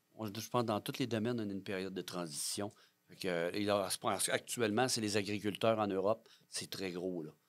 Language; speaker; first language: French; native; French